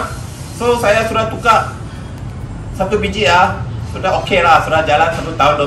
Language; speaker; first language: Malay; non-native, local second language; Chinese